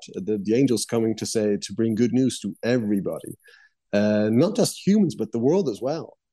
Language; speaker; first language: English; non-native, fluent; Dutch